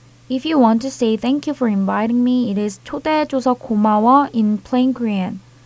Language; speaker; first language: English; non-native, fluent; Korean